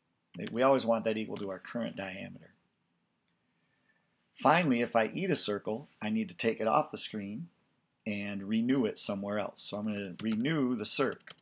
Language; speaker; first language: English; native; English